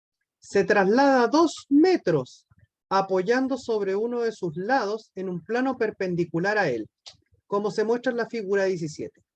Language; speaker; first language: Spanish; native; Spanish